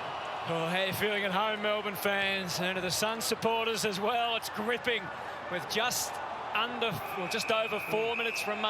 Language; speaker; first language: English; native; English